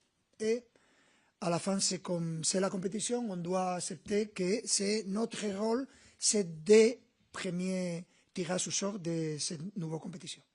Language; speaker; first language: French; non-native, fluent; Spanish